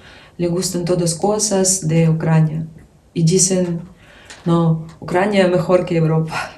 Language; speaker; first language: Spanish; non-native, fluent; Ukrainian